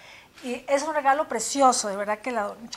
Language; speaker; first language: Spanish; native; Spanish